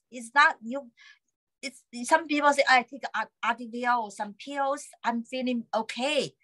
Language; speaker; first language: English; non-native, fluent; Chinese